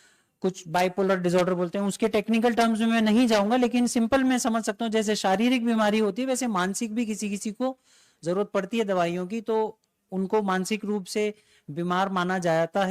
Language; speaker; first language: Hindi; native; Hindi